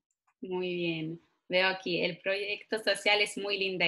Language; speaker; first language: Spanish; non-native, fluent; Italian